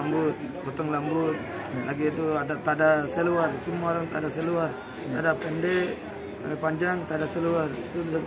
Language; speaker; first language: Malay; non-native, learner; Rohingya